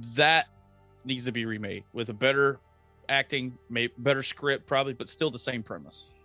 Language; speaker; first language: English; native; English